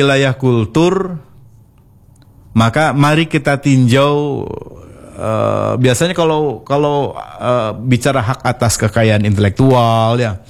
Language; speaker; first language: Indonesian; non-native, local second language; Javanese